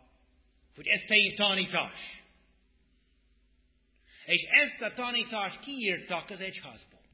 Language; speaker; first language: Hungarian; non-native, fluent; English